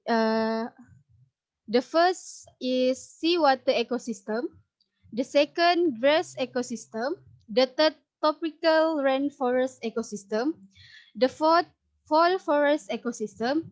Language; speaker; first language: English; non-native, learner; Indonesian